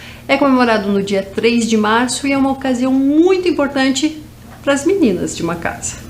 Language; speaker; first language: Portuguese; native; Portuguese